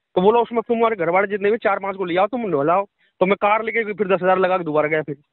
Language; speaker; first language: Hindi; native; Hindi